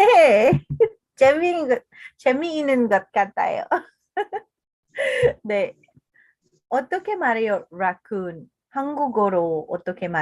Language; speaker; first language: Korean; non-native, learner; English